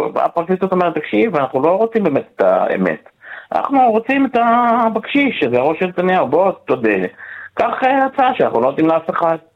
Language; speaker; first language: Hebrew; native; Hebrew